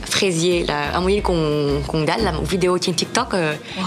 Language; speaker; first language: Vietnamese; early bilingual, heritage; French